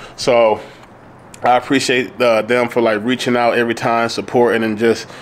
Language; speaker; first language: English; native; English